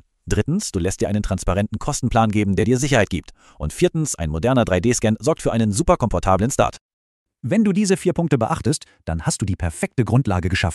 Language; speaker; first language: German; native; German